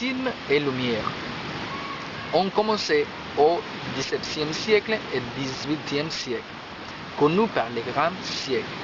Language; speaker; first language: French; non-native, learner; Spanish